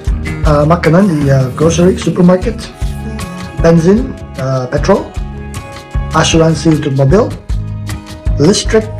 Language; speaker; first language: Indonesian; non-native, learner; English